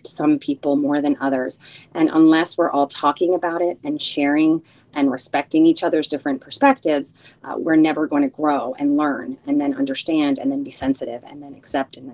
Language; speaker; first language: English; early bilingual, other home language; Spanish